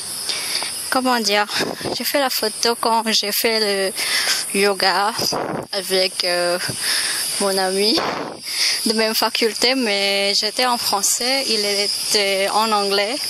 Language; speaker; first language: French; non-native, fluent; Indonesian